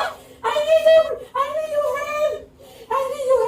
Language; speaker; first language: English; non-native, learner; Spanish